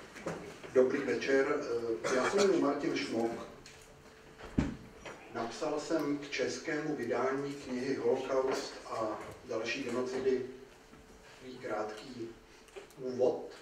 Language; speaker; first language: Czech; native; Czech